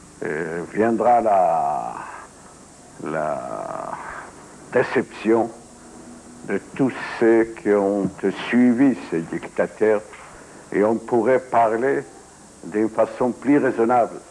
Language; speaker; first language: French; non-native, fluent; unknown